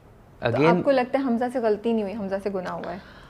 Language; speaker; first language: Urdu; native; Urdu